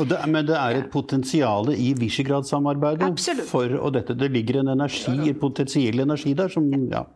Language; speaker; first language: Norwegian; native; Norwegian